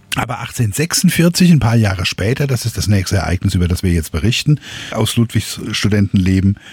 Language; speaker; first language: German; native; German